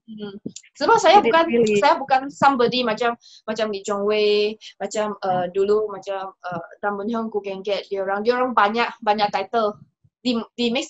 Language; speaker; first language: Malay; non-native, local second language; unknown